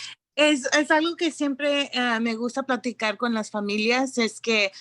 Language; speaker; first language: Spanish; early bilingual, heritage; Spanish